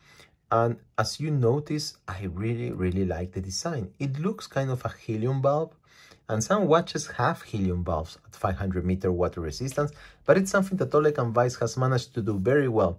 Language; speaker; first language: English; non-native, fluent; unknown